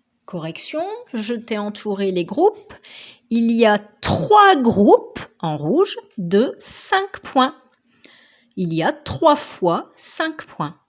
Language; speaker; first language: French; native; French